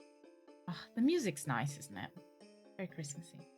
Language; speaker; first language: English; native; English